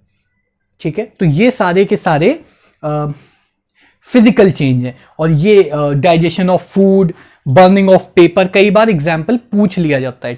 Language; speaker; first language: Hindi; native; Hindi